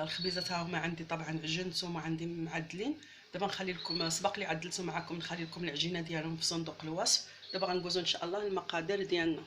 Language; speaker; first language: Arabic; native; Arabic